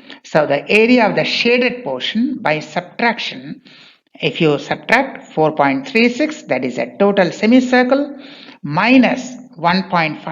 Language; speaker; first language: English; non-native, local second language; Bangla